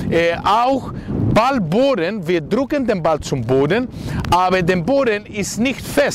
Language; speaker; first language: German; non-native, learner; Greek